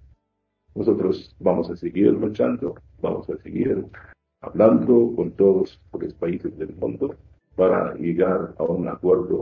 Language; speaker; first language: Spanish; non-native, fluent; Arabic